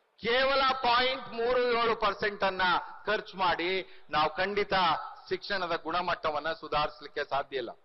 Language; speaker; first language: Kannada; native; Kannada